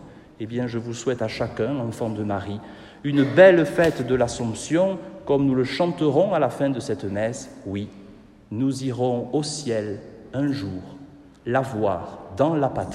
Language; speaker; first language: French; native; French